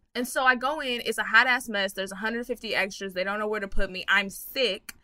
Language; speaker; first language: English; native; English